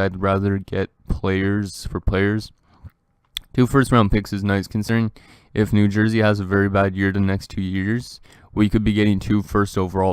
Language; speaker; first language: English; native; English